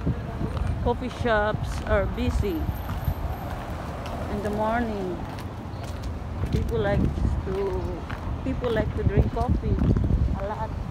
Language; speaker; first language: English; non-native, local second language; Filipino